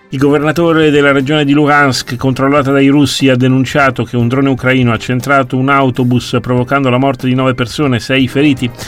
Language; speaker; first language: Italian; native; Italian